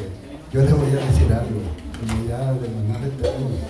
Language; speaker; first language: Spanish; native; Spanish